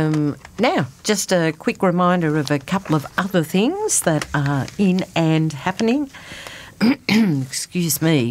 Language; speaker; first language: English; native; English